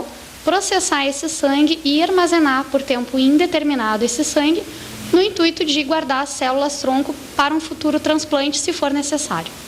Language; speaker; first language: Portuguese; native; Portuguese